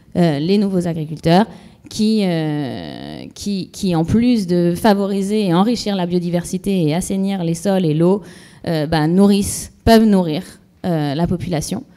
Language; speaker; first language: French; native; French